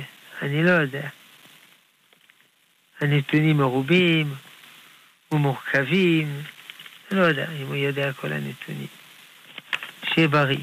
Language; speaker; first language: Hebrew; non-native, fluent; French